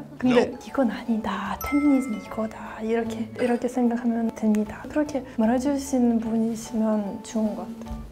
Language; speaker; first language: Korean; non-native, fluent; Russian